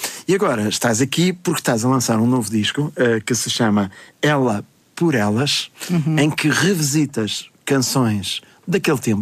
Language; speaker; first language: Portuguese; native; Portuguese